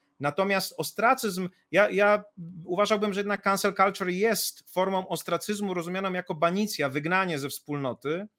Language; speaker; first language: Polish; native; Polish